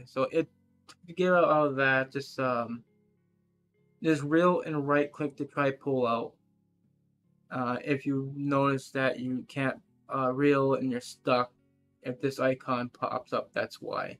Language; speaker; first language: English; native; English